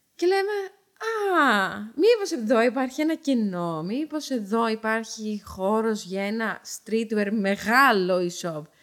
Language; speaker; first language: Greek; early bilingual, heritage; Dutch